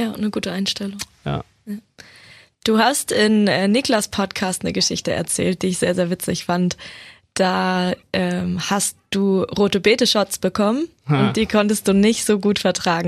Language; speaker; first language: German; native; German